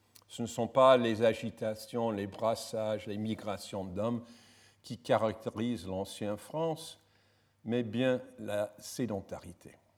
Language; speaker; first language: French; non-native, fluent; English